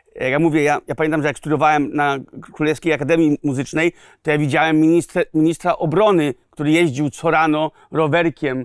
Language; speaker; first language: Polish; early bilingual, heritage; Polish